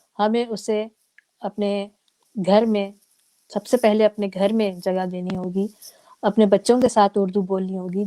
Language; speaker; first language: Urdu; native; Urdu